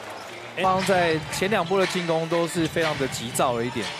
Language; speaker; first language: Chinese; native; Chinese